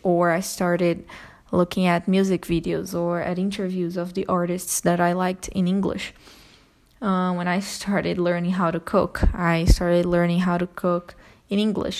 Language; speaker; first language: English; non-native, fluent; Portuguese